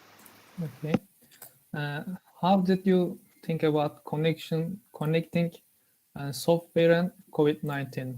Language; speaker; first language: English; non-native, learner; Turkish